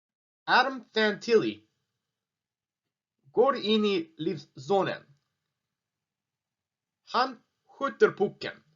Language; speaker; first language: Swedish; non-native, learner; English